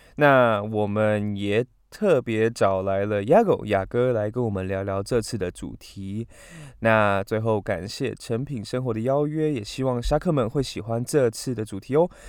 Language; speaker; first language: Chinese; early bilingual, heritage; Chinese